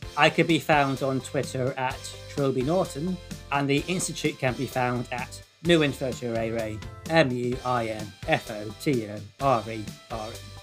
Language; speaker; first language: English; native; English